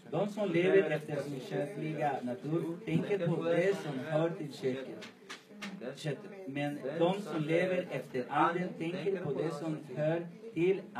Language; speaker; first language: Swedish; non-native, fluent; Spanish